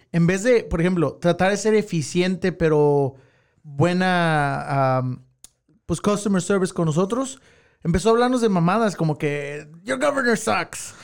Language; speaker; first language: Spanish; early bilingual, heritage; Spanish